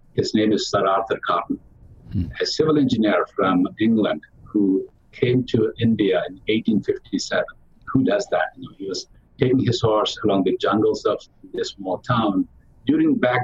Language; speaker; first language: English; non-native, local second language; Telugu